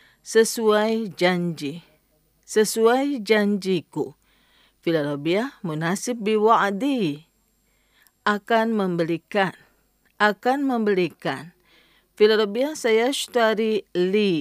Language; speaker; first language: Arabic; non-native, fluent; Indonesian